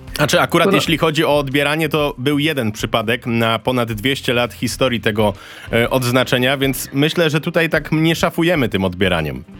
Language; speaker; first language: Polish; native; Polish